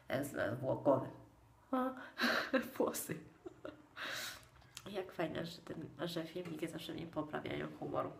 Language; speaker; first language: Polish; non-native, fluent; Italian